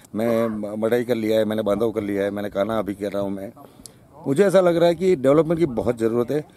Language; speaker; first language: Hindi; non-native, local second language; Gujarati